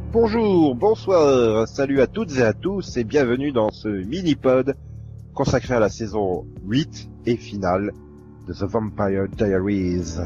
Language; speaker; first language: French; native; French